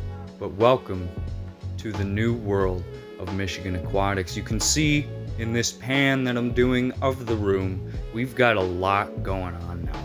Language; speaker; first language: English; native; English